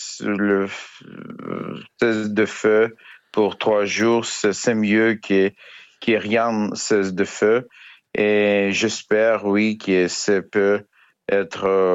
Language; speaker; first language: French; non-native, learner; Ukrainian